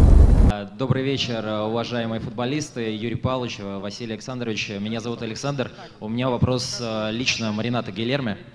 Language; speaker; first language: Russian; native; Russian